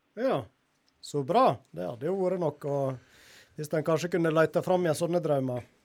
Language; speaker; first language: Norwegian; native; Norwegian